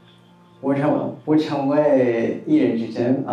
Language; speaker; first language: Chinese; non-native, fluent; Japanese